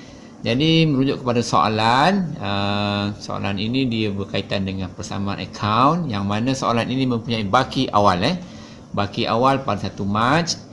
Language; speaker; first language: Malay; native; Malay